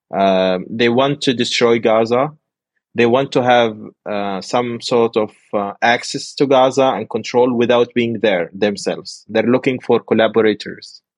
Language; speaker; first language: English; non-native, fluent; Arabic